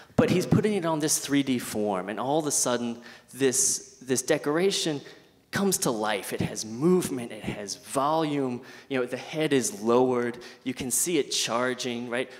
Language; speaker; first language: English; native; English